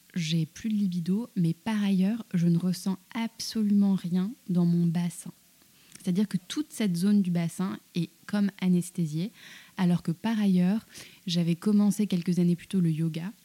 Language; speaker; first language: French; native; French